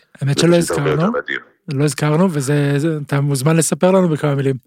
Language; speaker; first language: Hebrew; native; Hebrew